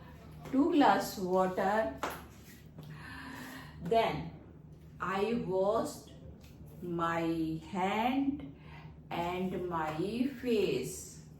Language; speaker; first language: English; non-native, learner; Hindi